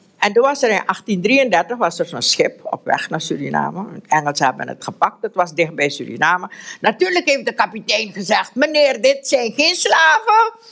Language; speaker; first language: Dutch; native; Dutch